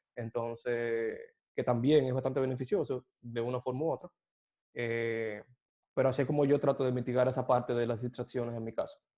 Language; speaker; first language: Spanish; native; Spanish